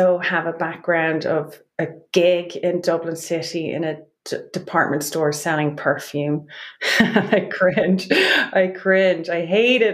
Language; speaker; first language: English; native; English